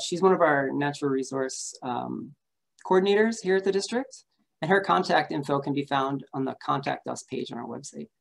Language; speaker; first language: English; native; English